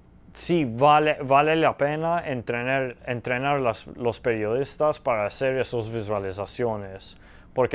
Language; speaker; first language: Spanish; early bilingual, heritage; Spanish